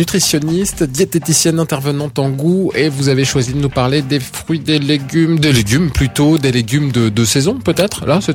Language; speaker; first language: French; native; French